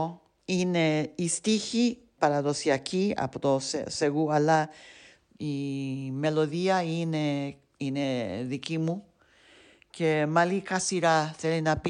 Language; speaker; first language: Greek; non-native, fluent; English